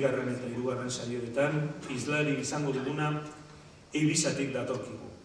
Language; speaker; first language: Basque; native; Basque